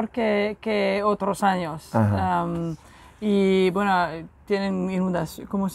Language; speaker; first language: Spanish; non-native, fluent; French